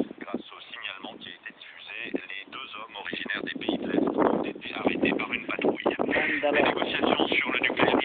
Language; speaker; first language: French; native; French